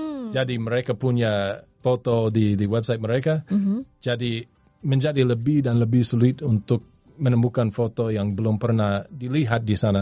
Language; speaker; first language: Indonesian; non-native, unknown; English